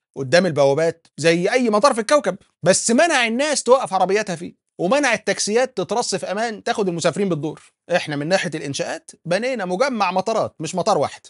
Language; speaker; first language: Arabic; native; Arabic